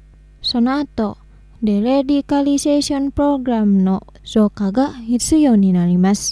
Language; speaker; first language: Japanese; non-native, fluent; Indonesian